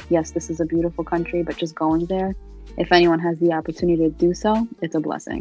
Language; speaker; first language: English; early bilingual, other home language; Arabic